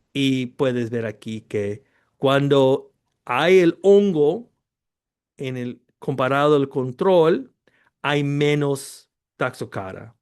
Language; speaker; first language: Spanish; early bilingual, heritage; Spanish